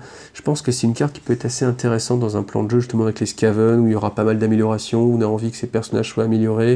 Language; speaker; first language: French; native; French